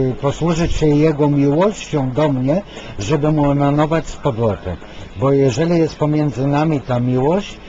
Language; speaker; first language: Polish; non-native, fluent; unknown